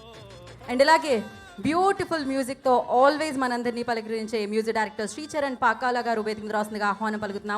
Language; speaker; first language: Telugu; native; Telugu